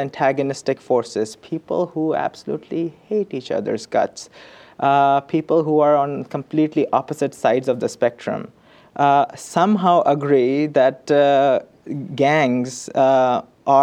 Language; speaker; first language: English; non-native, local second language; Urdu